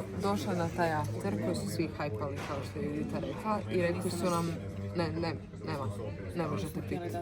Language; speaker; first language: Croatian; native; Croatian